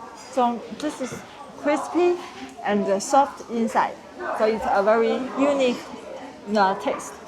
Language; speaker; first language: English; non-native, fluent; Chinese